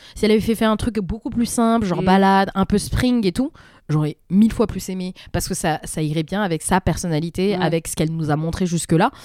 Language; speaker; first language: French; native; French